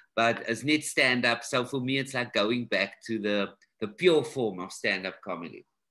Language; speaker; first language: English; early bilingual, other home language; Afrikaans